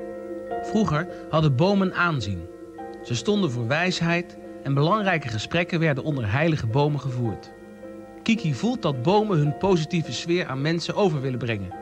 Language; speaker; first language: Dutch; native; Dutch